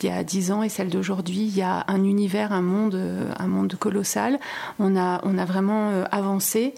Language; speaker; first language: French; native; French